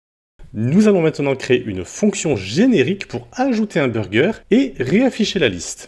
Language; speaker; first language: French; native; French